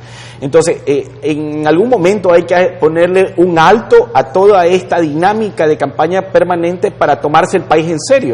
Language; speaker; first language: Spanish; native; Spanish